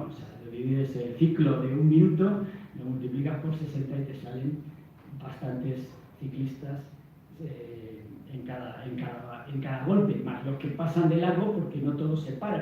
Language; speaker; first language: Spanish; native; Spanish